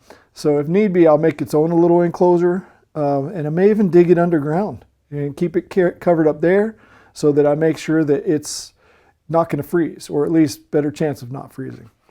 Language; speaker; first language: English; native; English